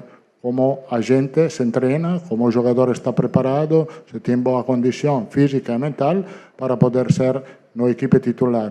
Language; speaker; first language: Portuguese; non-native, learner; Italian